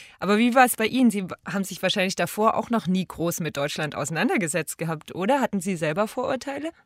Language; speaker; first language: German; native; German